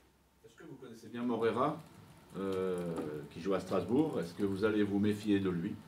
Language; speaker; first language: French; native; French